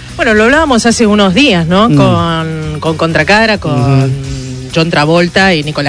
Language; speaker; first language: Spanish; native; Spanish